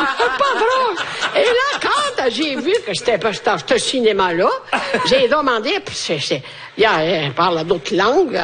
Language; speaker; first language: French; non-native, fluent; Italian